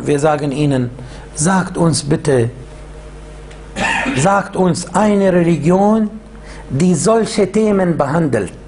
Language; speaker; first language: German; non-native, fluent; Arabic